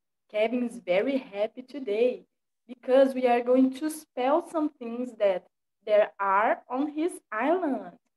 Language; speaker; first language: English; non-native, fluent; Portuguese